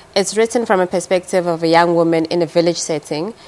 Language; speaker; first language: English; non-native, local second language; Tswana